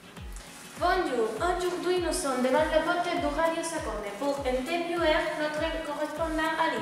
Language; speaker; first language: French; non-native, learner; Spanish